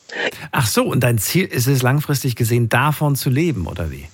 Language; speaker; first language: German; native; German